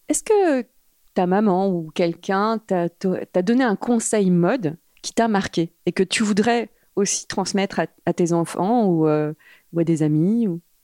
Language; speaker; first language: French; native; French